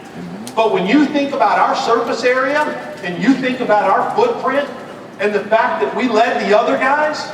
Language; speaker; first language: English; native; English